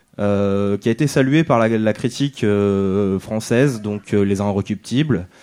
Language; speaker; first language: French; native; French